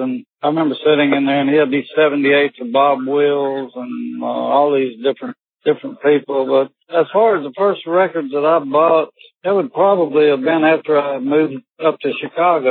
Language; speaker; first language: English; native; English